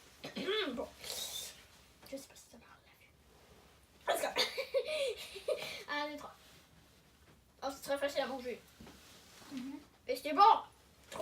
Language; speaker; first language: French; native; French